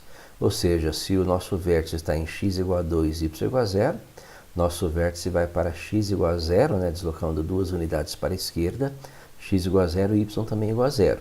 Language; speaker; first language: Portuguese; native; Portuguese